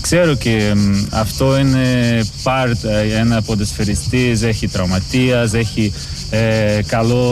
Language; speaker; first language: Greek; non-native, learner; Portuguese